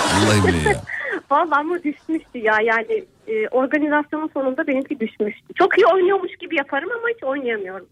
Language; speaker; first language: Turkish; native; Turkish